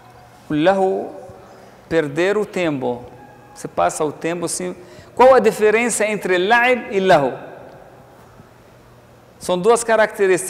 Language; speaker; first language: Portuguese; non-native, learner; Arabic